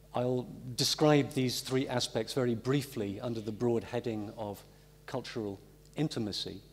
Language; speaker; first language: English; native; English